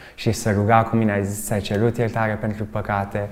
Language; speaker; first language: Romanian; early bilingual, other home language; English